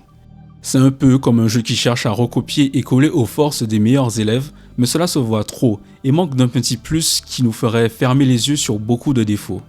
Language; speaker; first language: French; native; French